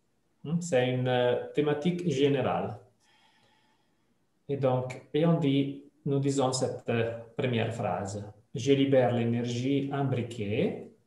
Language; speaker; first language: French; non-native, fluent; Italian